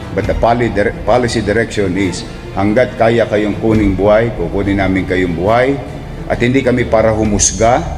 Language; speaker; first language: Filipino; native; Filipino